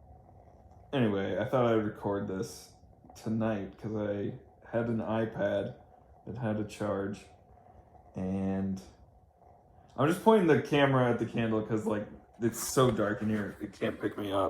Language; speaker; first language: English; native; English